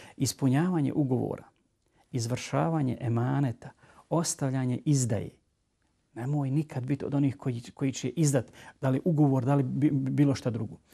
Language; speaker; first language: Bosnian; native; Bosnian